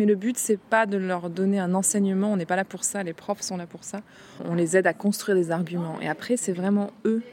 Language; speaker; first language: French; native; French